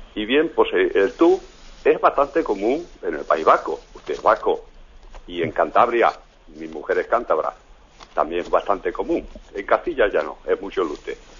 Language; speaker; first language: Spanish; native; Spanish